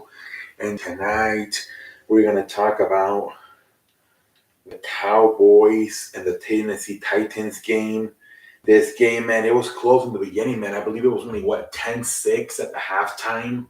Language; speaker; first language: English; native; English